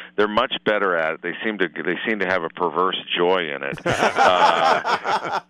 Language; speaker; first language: English; native; English